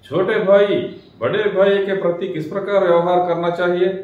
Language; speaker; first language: Hindi; non-native, local second language; Telugu